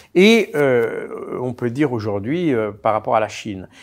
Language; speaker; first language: French; native; French